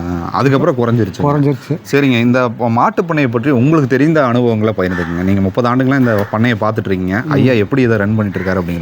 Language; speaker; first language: Tamil; native; Tamil